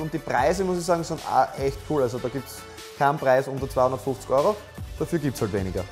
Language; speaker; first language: German; native; German